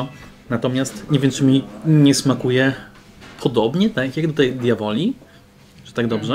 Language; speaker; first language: Polish; native; Polish